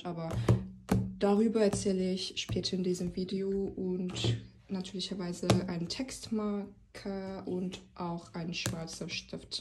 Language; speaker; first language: German; non-native, fluent; Turkish